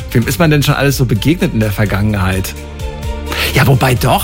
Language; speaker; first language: German; native; German